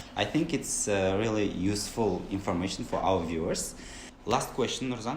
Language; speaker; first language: English; non-native, learner; Kazakh